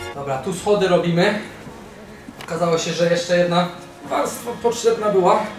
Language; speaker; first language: Polish; early bilingual, heritage; Polish